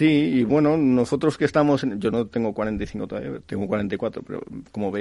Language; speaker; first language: Spanish; native; Spanish